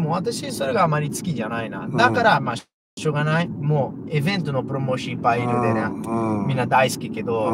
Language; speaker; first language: Japanese; non-native, learner; Portuguese